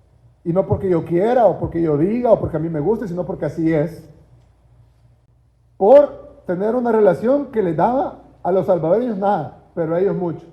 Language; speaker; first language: Spanish; native; Spanish